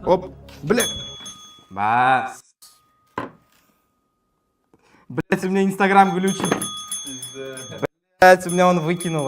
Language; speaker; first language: Russian; non-native, local second language; Uzbek